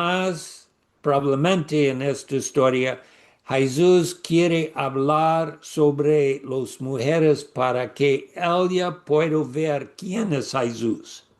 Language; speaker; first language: Spanish; non-native, learner; English